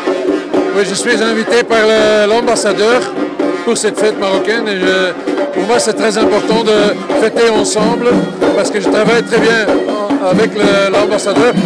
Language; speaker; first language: French; non-native, local second language; Dutch